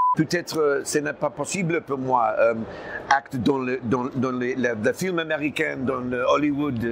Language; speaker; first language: French; non-native, learner; English